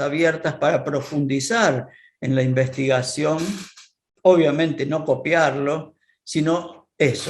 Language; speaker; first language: Spanish; native; Spanish